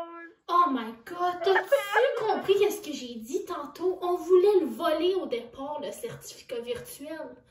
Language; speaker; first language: French; native; French